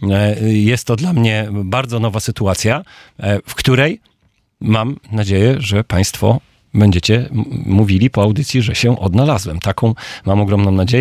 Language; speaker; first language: Polish; native; Polish